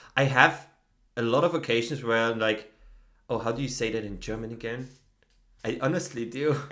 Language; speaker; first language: English; non-native, fluent; German